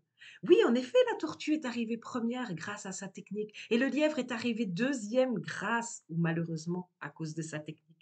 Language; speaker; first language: French; native; French